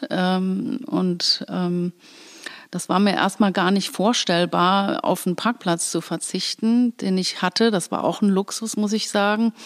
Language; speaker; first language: German; native; German